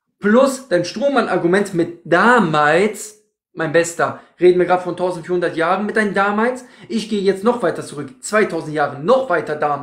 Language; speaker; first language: German; native; German